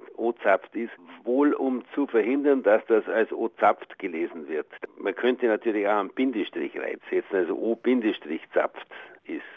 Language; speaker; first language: German; native; German